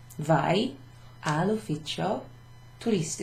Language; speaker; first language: Italian; non-native, fluent; English